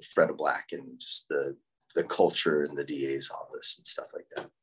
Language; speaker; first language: English; native; English